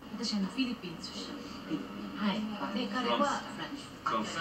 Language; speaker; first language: Japanese; non-native, fluent; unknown